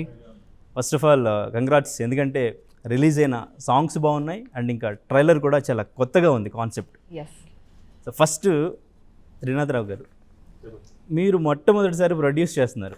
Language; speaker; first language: Telugu; native; Telugu